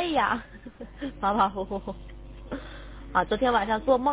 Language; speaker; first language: Chinese; native; Chinese